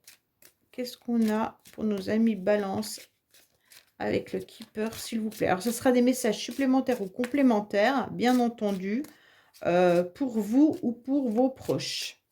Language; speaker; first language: French; native; French